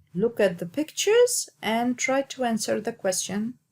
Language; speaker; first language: English; non-native, learner; Arabic